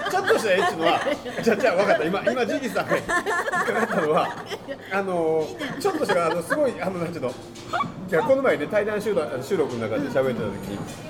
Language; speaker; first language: Japanese; native; Japanese